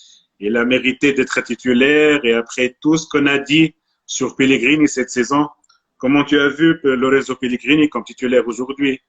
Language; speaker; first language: French; non-native, local second language; Arabic